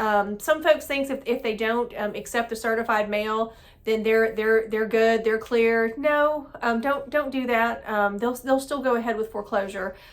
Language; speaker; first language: English; native; English